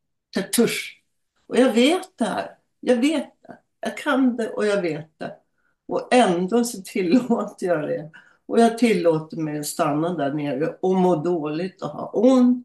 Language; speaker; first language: Swedish; native; Swedish